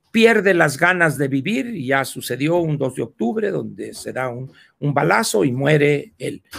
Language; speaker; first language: Spanish; native; Spanish